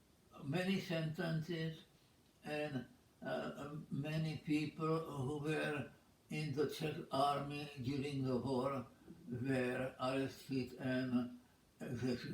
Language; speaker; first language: English; non-native, fluent; Czech